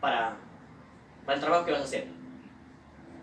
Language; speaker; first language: Spanish; native; Spanish